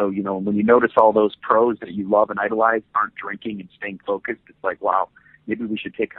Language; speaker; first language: English; native; English